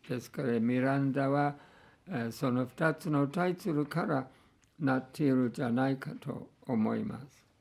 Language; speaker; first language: Japanese; non-native, fluent; English